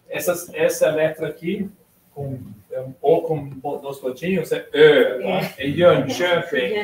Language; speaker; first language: Portuguese; non-native, fluent; Swedish